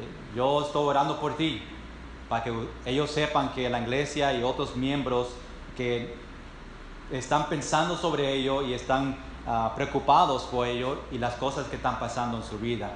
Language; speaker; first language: Spanish; non-native, fluent; English